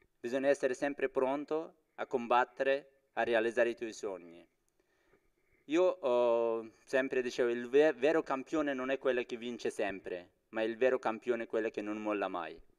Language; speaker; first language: Italian; non-native, fluent; Persian